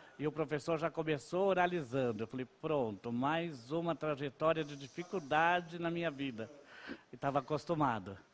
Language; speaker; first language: Portuguese; non-native, local second language; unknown